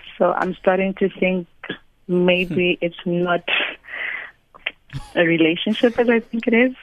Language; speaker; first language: English; non-native, local second language; Swati